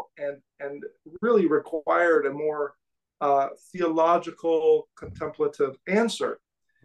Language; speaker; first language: English; native; English